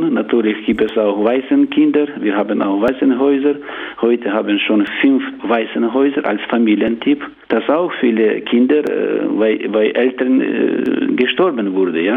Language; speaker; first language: German; non-native, learner; Ukrainian